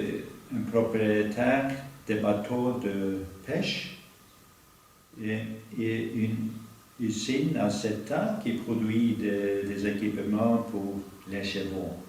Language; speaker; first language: French; non-native, fluent; Norwegian